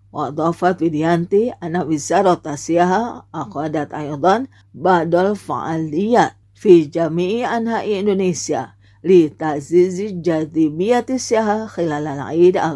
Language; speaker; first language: Arabic; non-native, fluent; Indonesian